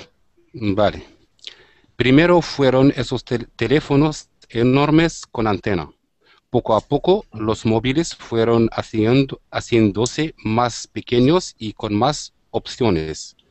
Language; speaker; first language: Spanish; non-native, learner; Arabic